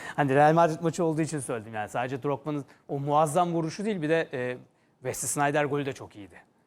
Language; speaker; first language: Turkish; native; Turkish